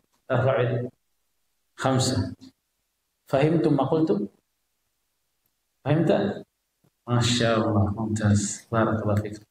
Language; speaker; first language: Arabic; non-native, fluent; Indonesian